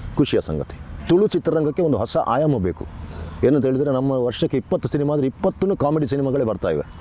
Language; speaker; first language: Kannada; non-native, local second language; Tulu